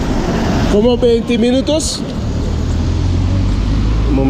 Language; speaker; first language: Spanish; non-native, learner; Haitian Creole